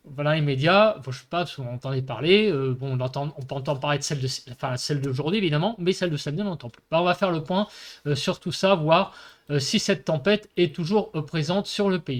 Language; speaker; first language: French; native; French